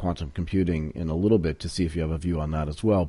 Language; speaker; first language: English; native; English